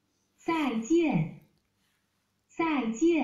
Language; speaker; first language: Chinese; non-native, learner; Vietnamese